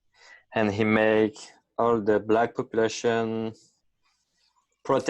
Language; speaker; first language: English; non-native, learner; French